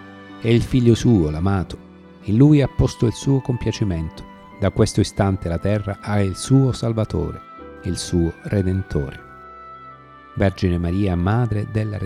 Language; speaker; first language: Italian; native; Italian